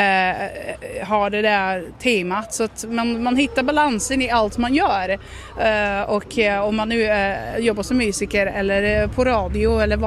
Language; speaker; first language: Swedish; non-native, fluent; Dutch